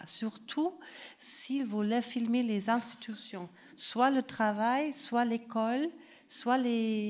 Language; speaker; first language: French; non-native, fluent; German